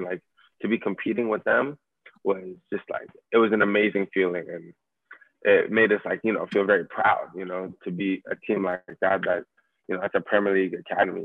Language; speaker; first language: English; native; English